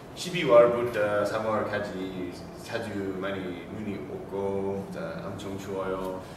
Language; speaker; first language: Korean; non-native, fluent; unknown